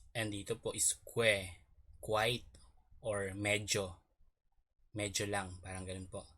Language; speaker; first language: Filipino; native; Filipino